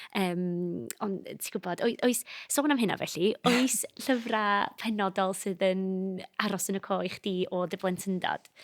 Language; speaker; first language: Welsh; native; Welsh